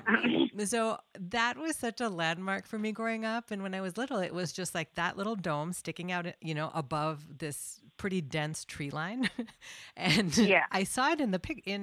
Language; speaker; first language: English; non-native, local second language; Bangla